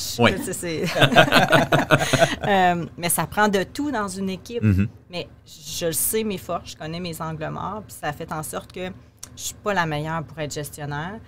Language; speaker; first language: French; native; French